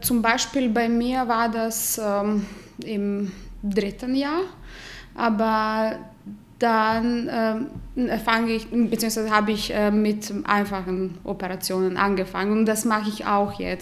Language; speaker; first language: German; non-native, fluent; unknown